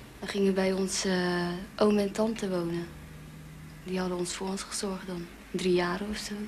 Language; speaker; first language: Dutch; early bilingual, other home language; Javanese